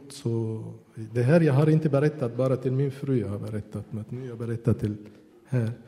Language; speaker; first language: Swedish; non-native, fluent; Arabic